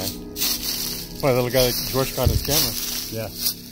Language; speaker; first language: English; native; English